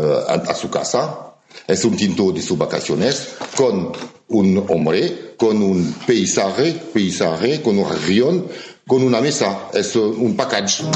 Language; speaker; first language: Spanish; non-native, learner; French